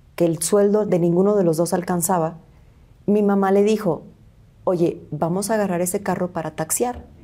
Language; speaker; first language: Spanish; native; Spanish